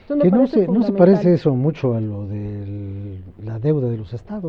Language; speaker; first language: Spanish; native; Spanish